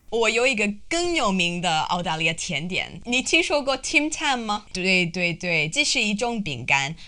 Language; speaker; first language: Chinese; non-native, fluent; English